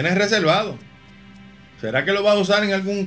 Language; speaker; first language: Spanish; native; Spanish